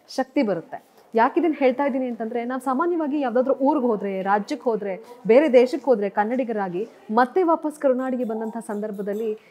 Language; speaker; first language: Kannada; native; Kannada